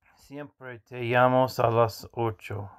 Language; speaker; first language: Spanish; non-native, learner; English